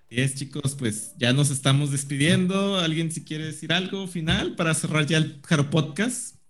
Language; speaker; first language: Spanish; native; Spanish